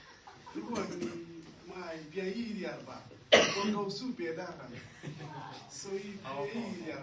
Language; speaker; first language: Chinese; non-native, learner; Somali